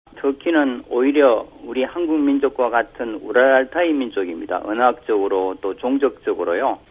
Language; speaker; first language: Korean; native; Korean